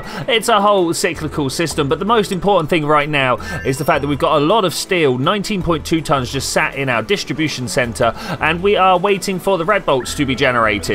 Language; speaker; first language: English; native; English